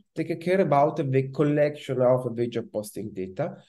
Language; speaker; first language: English; non-native, fluent; Italian